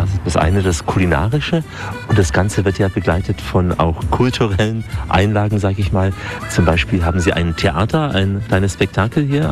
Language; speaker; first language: German; native; German